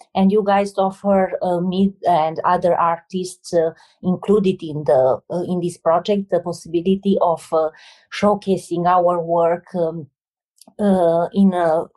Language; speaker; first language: English; non-native, fluent; Romanian